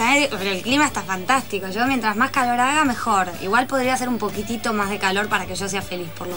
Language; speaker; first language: Spanish; native; Spanish